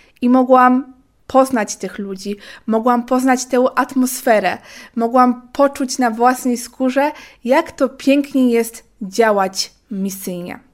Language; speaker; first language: Polish; native; Polish